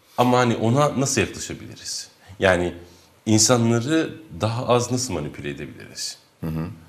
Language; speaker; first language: Turkish; non-native, local second language; Kurdish